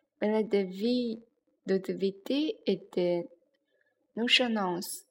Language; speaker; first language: French; non-native, learner; Chinese